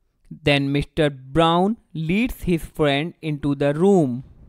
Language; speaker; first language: English; non-native, local second language; Hindi